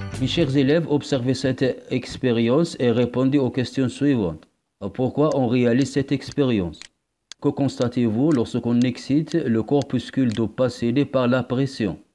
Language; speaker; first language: French; non-native, local second language; Arabic